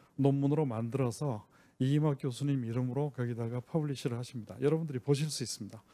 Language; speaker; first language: Korean; native; Korean